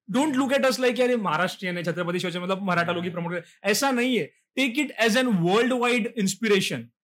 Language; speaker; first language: Hindi; non-native, local second language; Marathi